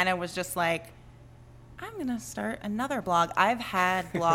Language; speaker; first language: English; native; English